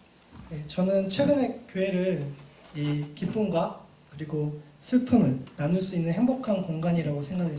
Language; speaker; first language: Korean; native; Korean